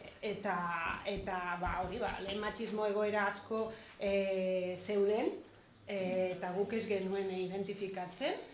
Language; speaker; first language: Basque; non-native, fluent; Catalan